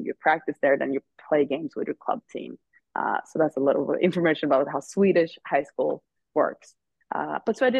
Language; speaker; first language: English; non-native, fluent; Swedish